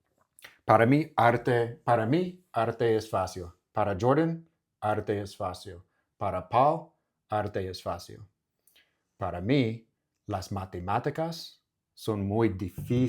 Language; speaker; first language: Spanish; non-native, learner; English